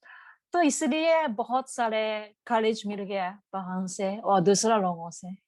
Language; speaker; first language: Hindi; non-native, learner; Japanese